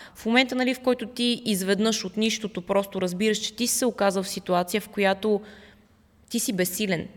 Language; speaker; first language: Bulgarian; early bilingual, other home language; Russian